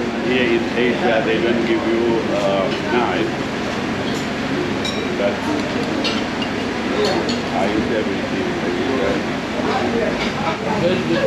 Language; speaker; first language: English; non-native, learner; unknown